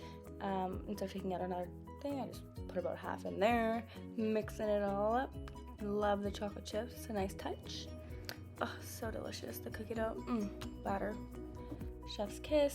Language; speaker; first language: English; native; English